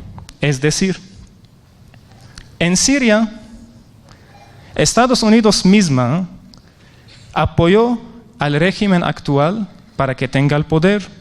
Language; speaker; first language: Spanish; non-native, fluent; Arabic